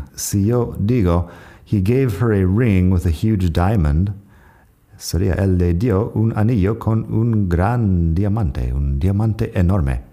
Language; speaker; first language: Spanish; non-native, fluent; English